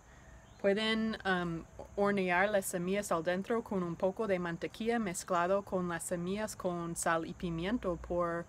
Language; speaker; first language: Spanish; non-native, learner; English